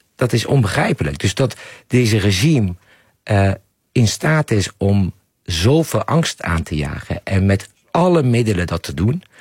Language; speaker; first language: Dutch; non-native, fluent; Persian